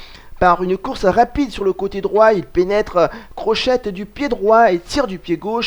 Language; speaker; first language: French; native; French